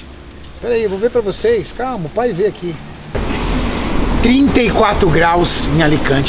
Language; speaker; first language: Portuguese; native; Portuguese